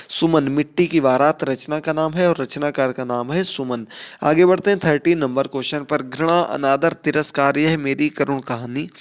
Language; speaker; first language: Hindi; native; Hindi